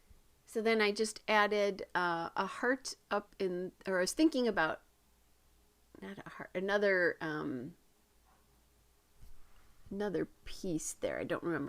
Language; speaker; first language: English; native; English